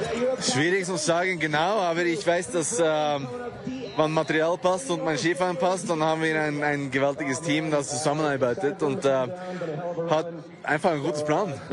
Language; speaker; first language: German; non-native, fluent; Norwegian